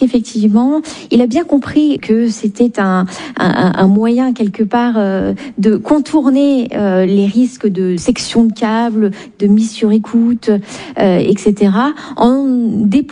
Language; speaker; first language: French; native; French